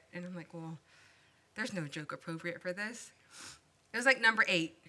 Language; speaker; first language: English; native; English